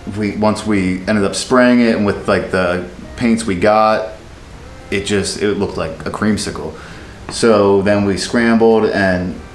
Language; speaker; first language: English; native; English